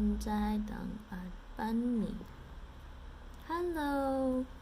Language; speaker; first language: Vietnamese; non-native, learner; English